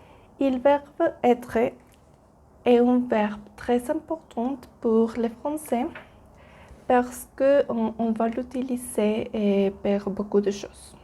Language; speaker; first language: French; non-native, learner; Spanish